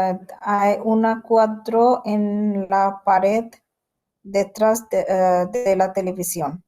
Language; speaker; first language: Spanish; non-native, learner; Bangla